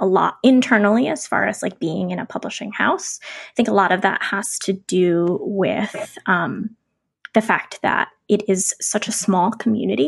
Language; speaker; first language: English; native; English